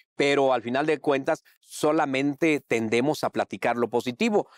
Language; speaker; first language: Spanish; native; Spanish